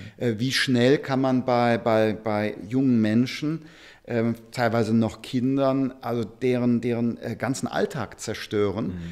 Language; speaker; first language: German; native; German